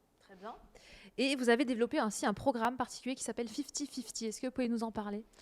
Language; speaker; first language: French; native; French